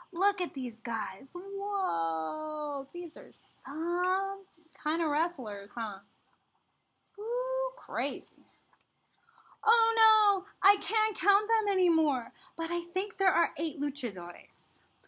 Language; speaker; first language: English; native; English